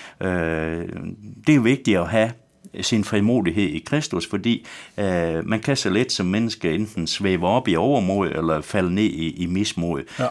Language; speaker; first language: Danish; native; Danish